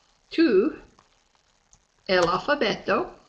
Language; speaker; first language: Spanish; non-native, fluent; English